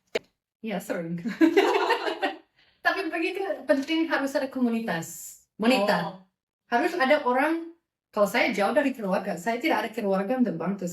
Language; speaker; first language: Indonesian; non-native, fluent; English